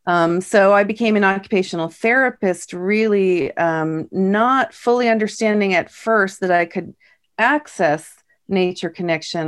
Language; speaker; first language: English; native; English